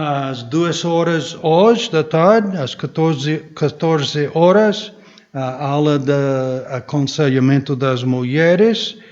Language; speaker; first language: Portuguese; non-native, fluent; English